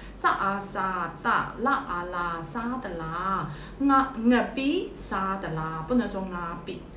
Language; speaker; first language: Chinese; early bilingual, heritage; Chinese